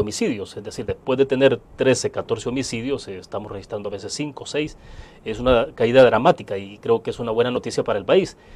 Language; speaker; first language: Spanish; native; Spanish